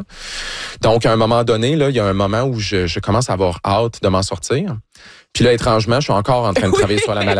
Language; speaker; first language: French; native; French